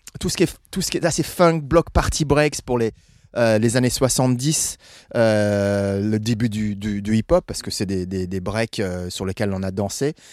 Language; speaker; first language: French; non-native, fluent; English